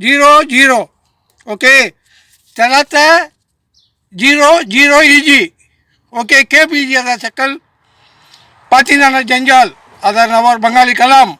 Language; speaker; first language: Arabic; non-native, learner; Tamil